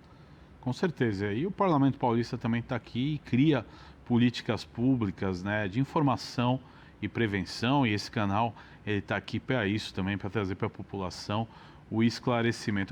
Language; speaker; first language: Portuguese; native; Portuguese